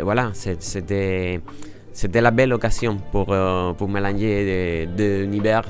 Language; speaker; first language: French; non-native, fluent; Spanish